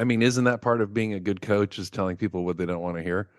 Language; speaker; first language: English; native; English